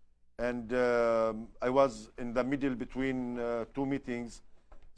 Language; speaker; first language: English; non-native, learner; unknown